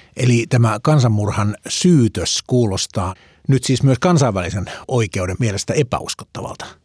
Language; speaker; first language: Finnish; native; Finnish